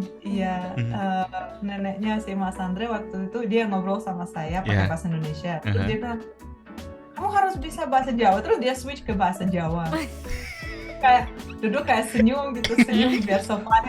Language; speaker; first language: Indonesian; non-native, fluent; Russian